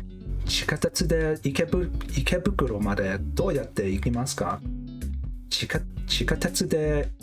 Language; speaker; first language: Japanese; non-native, learner; English